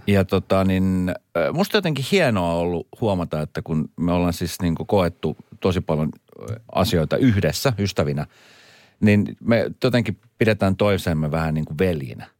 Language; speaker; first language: Finnish; early bilingual, other home language; Swedish